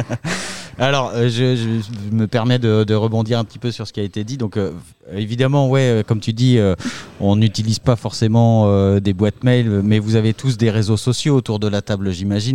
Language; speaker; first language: French; native; French